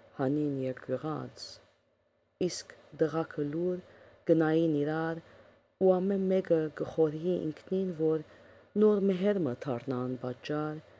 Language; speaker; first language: Armenian; early bilingual, heritage; Armenian